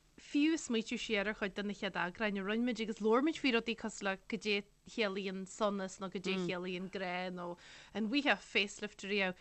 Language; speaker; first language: Irish; native; Irish